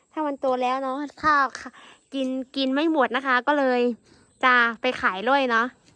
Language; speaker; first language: Thai; non-native, local second language; Shan